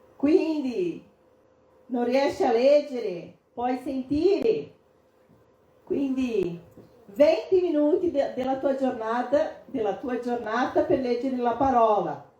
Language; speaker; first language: Italian; non-native, fluent; Portuguese